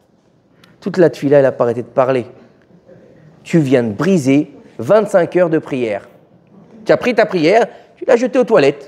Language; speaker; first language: French; native; French